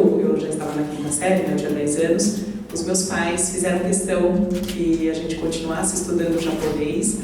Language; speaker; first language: Portuguese; native; Portuguese